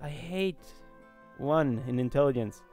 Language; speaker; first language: English; native; English